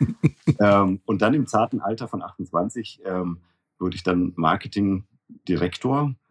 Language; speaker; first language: German; native; German